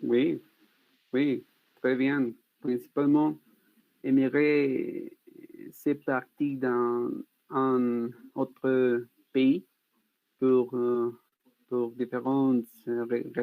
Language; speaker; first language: French; non-native, learner; Spanish